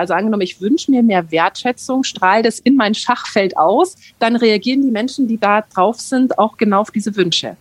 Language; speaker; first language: German; native; German